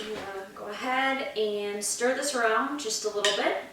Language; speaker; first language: English; native; English